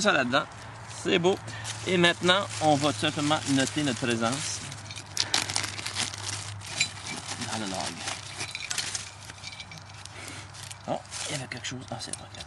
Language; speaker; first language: French; native; French